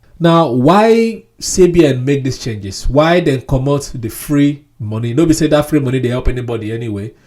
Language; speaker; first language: Nigerian Pidgin; non-native, local second language; Yoruba